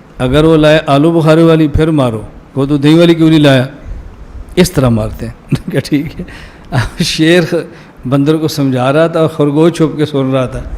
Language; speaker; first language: Urdu; non-native, local second language; Punjabi